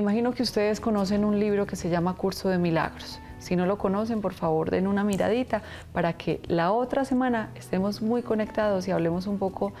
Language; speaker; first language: Spanish; native; Spanish